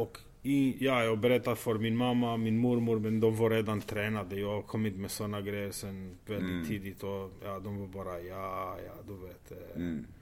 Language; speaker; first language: Swedish; non-native, fluent; Romanian